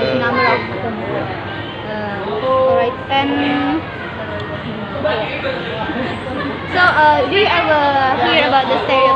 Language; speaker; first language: English; non-native, learner; Indonesian